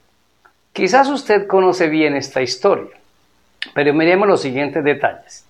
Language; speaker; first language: Spanish; native; Spanish